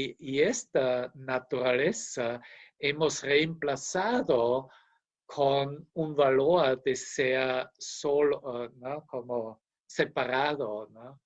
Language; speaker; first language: Spanish; non-native, fluent; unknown